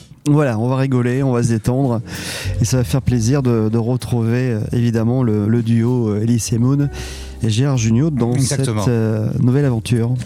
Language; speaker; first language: French; native; French